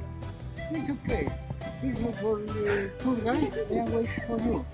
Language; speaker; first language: English; non-native, learner; Spanish